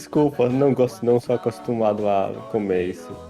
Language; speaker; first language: Portuguese; non-native, fluent; Polish